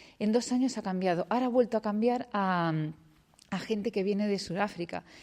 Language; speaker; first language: Spanish; native; Spanish